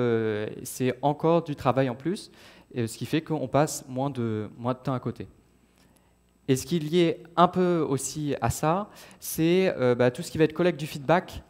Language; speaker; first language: French; native; French